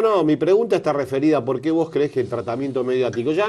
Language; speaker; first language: Spanish; native; Spanish